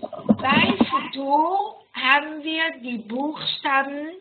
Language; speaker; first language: German; non-native, fluent; Hebrew